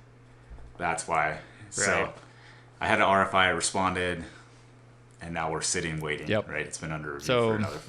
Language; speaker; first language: English; native; English